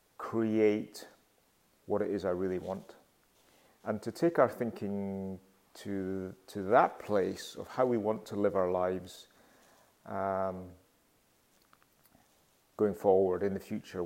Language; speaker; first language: English; native; English